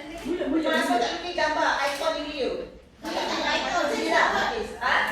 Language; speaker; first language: Malay; native; Malay